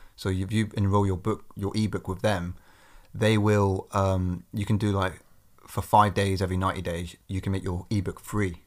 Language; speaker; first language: English; native; English